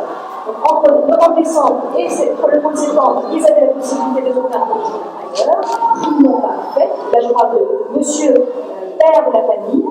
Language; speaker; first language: French; native; French